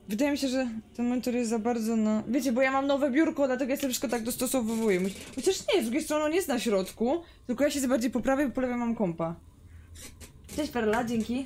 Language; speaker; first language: Polish; native; Polish